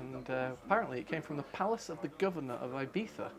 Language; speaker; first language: English; native; English